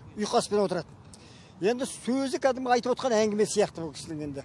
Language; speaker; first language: Kazakh; native; Kazakh